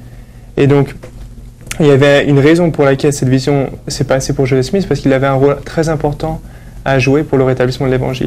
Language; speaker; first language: French; native; French